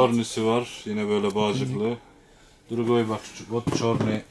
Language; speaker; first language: Russian; non-native, local second language; Turkish